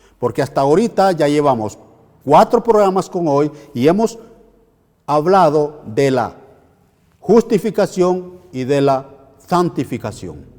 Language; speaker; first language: Spanish; native; Spanish